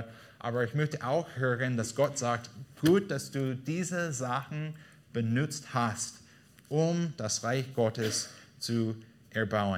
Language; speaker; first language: German; non-native, fluent; English